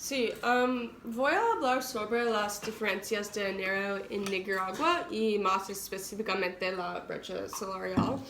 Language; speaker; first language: Spanish; non-native, learner; English